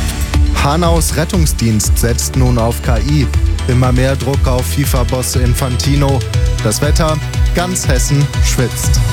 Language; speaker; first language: German; native; German